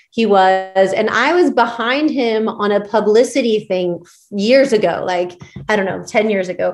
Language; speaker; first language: English; native; English